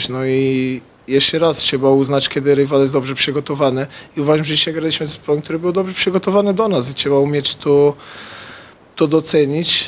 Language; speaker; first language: Polish; non-native, fluent; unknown